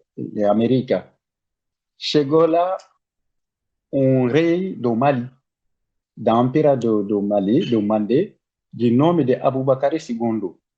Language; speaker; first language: Portuguese; non-native, learner; Bambara